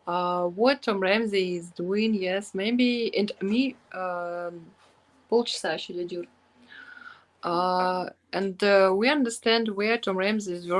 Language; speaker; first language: English; non-native, learner; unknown